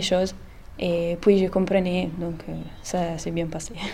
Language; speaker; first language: French; non-native, learner; Italian